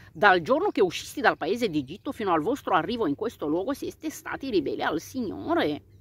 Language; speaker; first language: Italian; non-native, fluent; Romanian